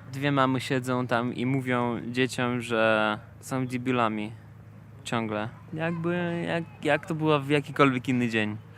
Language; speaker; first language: Polish; non-native, fluent; Russian